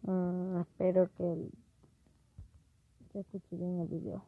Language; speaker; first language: Spanish; native; Spanish